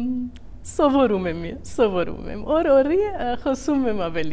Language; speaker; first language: Armenian; non-native, learner; Arabic